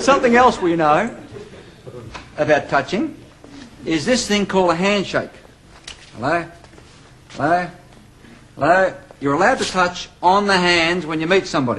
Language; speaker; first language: English; native; English